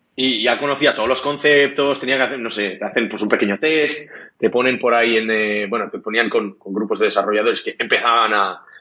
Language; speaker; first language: Spanish; non-native, local second language; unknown